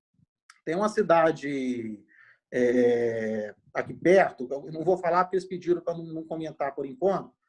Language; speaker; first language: Portuguese; native; Portuguese